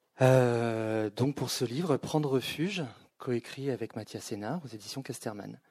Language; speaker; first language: French; native; French